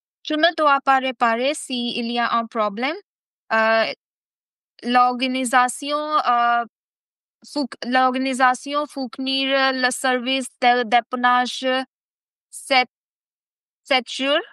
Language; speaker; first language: French; non-native, fluent; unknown